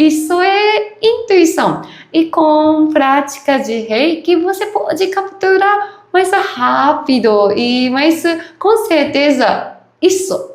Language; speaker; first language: Portuguese; non-native, learner; Japanese